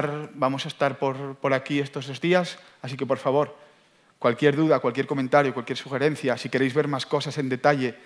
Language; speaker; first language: Spanish; native; Spanish